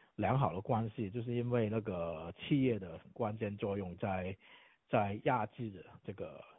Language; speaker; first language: Chinese; non-native, local second language; Cantonese